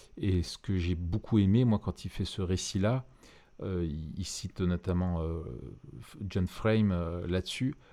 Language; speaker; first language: French; native; French